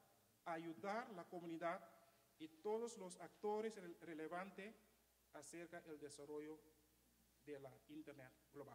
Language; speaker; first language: Spanish; non-native, fluent; Papiamento